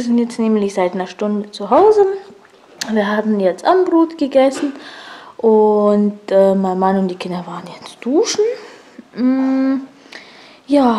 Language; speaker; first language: German; native; German